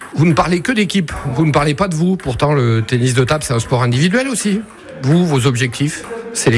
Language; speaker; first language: French; native; French